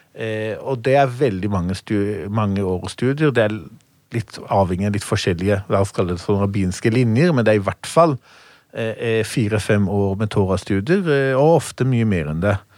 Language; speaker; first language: Norwegian; non-native, fluent; Hebrew